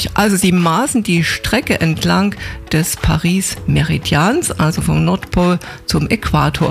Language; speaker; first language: German; native; German